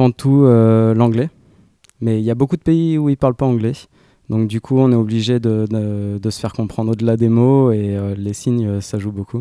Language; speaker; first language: French; native; French